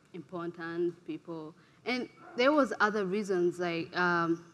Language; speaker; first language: English; non-native, local second language; Kinyarwanda